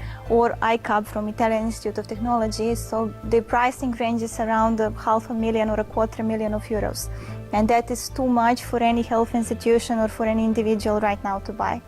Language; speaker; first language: English; non-native, fluent; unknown